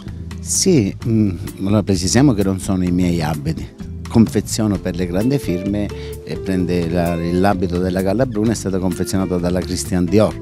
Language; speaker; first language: Italian; native; Italian